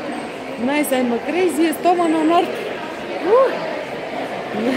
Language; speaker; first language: English; non-native, learner; Romanian